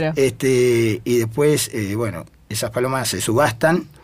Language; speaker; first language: Spanish; native; Spanish